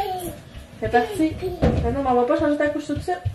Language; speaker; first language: French; native; French